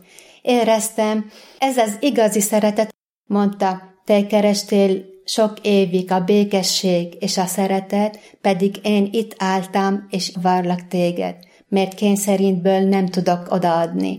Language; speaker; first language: Hungarian; non-native, fluent; Arabic